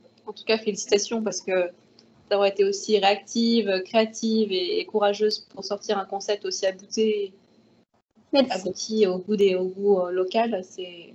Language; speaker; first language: French; native; French